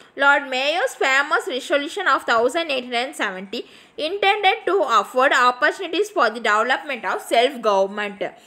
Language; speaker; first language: English; non-native, local second language; Tamil